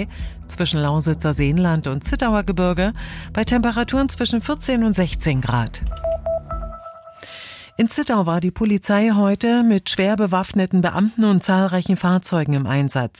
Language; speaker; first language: German; native; German